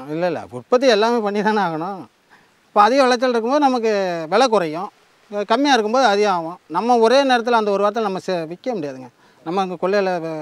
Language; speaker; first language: Tamil; native; Tamil